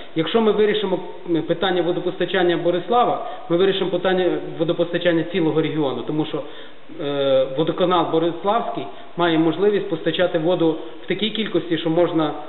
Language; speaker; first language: Ukrainian; native; Ukrainian